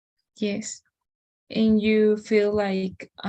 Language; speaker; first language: English; non-native, learner; Spanish